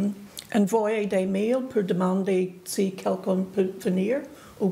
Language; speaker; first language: French; non-native, learner; English